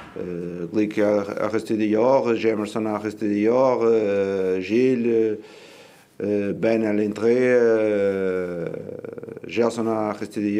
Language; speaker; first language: French; non-native, learner; Portuguese